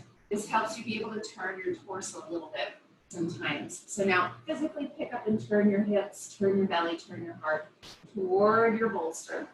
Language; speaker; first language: English; native; English